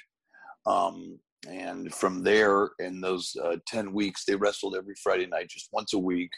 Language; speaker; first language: English; native; English